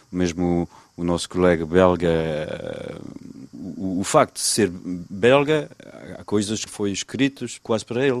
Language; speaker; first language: Portuguese; early bilingual, other home language; French